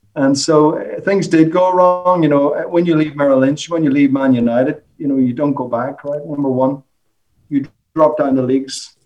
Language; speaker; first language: English; native; English